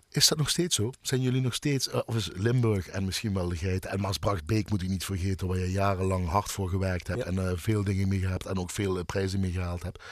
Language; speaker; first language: Dutch; native; Dutch